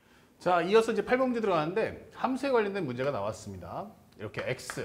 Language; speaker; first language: Korean; native; Korean